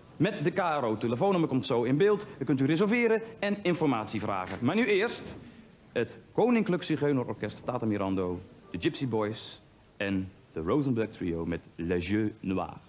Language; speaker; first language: Dutch; native; Dutch